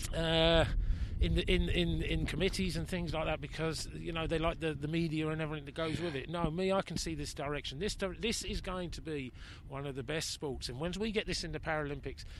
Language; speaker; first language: English; native; English